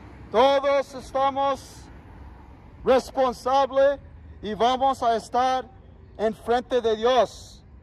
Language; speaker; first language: Spanish; non-native, learner; English